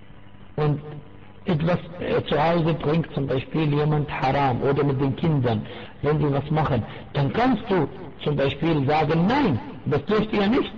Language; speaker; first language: German; non-native, fluent; Arabic